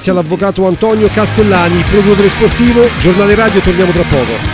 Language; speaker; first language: Italian; native; Italian